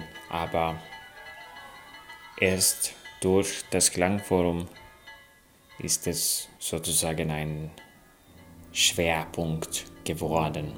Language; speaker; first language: German; non-native, fluent; Finnish